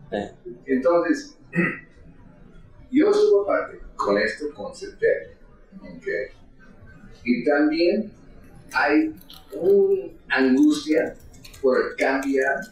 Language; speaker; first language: Spanish; non-native, fluent; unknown